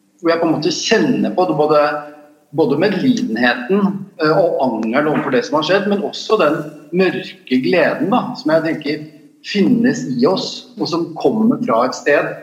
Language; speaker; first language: Norwegian; native; Norwegian